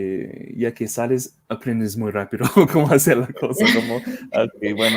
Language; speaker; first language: Spanish; non-native, fluent; English